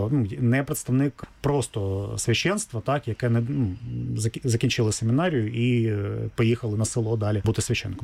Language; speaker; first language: Ukrainian; native; Ukrainian